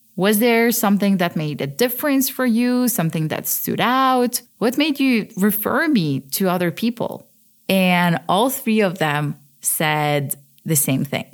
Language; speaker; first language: English; early bilingual, other home language; Russian